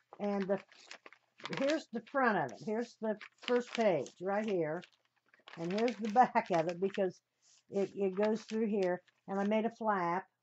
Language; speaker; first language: English; native; English